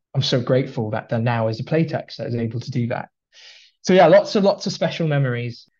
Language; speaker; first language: English; early bilingual, other home language; Filipino